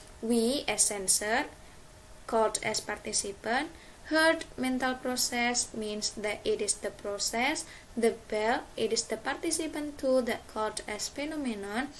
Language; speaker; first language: English; non-native, learner; Indonesian